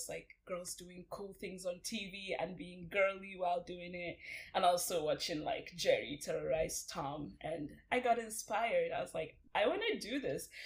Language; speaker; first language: English; non-native, local second language; Hausa